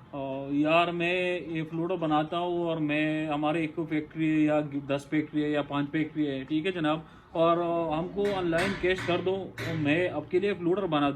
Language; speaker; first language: Hindi; non-native, local second language; Pashto